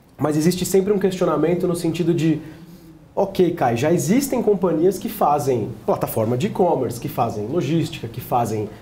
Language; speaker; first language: Portuguese; native; Portuguese